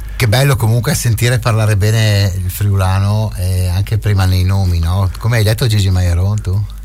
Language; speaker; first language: Italian; native; Italian